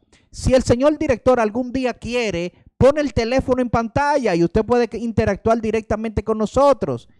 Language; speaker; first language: Spanish; native; Spanish